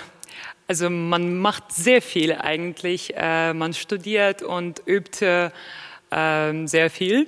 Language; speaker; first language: German; non-native, fluent; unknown